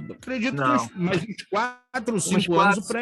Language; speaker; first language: Portuguese; native; Portuguese